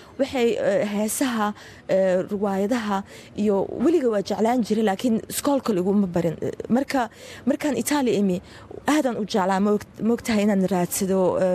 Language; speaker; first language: Somali; early bilingual, heritage; Somali